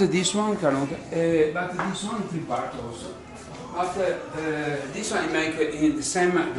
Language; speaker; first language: English; non-native, learner; Italian